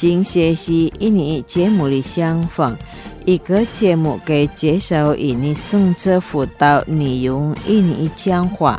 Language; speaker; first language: Chinese; non-native, fluent; Indonesian